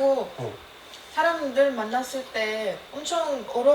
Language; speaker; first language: Korean; non-native, learner; Arabic